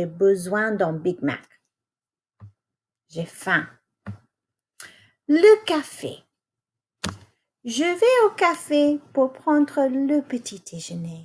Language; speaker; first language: French; non-native, fluent; English